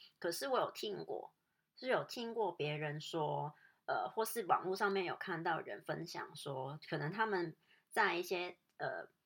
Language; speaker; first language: Chinese; non-native, local second language; Cantonese